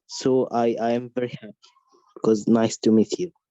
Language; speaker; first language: English; non-native, learner; Spanish